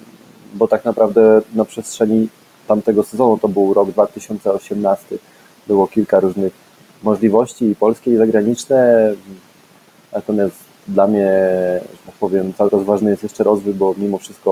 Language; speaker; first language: Polish; native; Polish